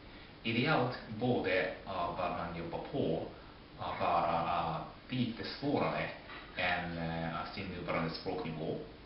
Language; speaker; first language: Swedish; non-native, fluent; Japanese